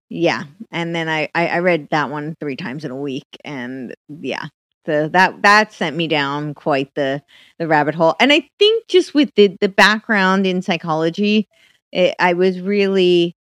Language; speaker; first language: English; native; English